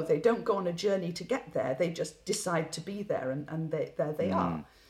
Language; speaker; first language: English; native; English